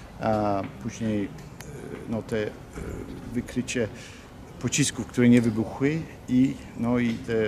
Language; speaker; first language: Polish; early bilingual, heritage; Polish